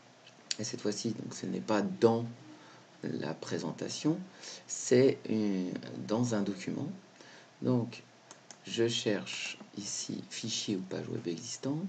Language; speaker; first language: French; native; French